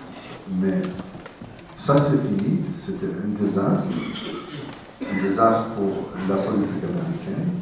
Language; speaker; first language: French; non-native, fluent; English